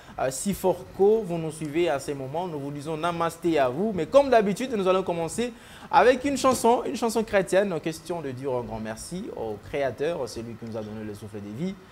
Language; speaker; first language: French; native; French